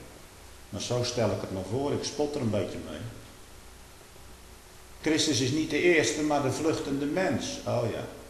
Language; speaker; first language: Dutch; native; Dutch